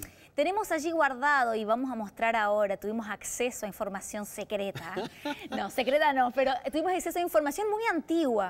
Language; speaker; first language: Spanish; native; Spanish